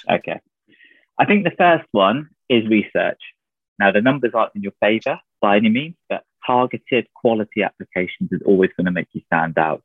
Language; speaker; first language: English; native; English